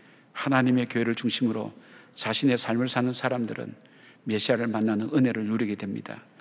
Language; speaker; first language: Korean; native; Korean